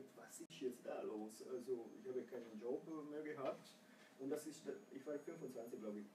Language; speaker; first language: German; non-native, fluent; Croatian